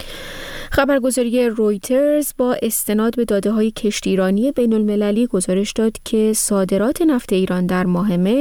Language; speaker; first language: Persian; native; Persian